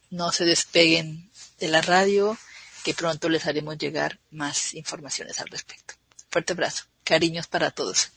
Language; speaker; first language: Spanish; native; Spanish